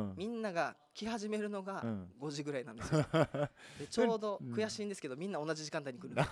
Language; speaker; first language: Japanese; native; Japanese